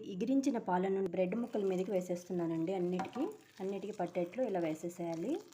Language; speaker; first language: Telugu; non-native, local second language; Urdu